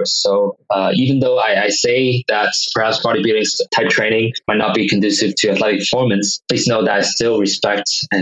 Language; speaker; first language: English; non-native, local second language; Cantonese